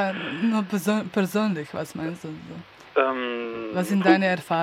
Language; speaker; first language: German; non-native, learner; Slovenian